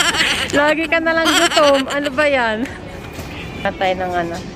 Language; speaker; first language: Filipino; non-native, local second language; Bikol